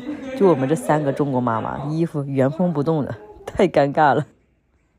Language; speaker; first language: Chinese; native; Chinese